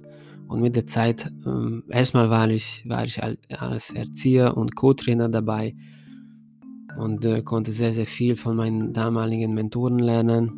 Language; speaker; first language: German; non-native, fluent; Hungarian